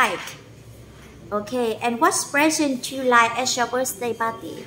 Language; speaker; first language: English; non-native, fluent; Vietnamese